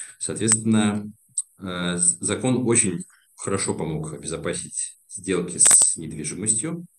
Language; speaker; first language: Russian; native; Russian